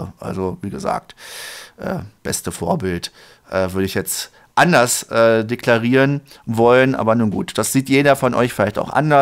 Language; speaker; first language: German; native; German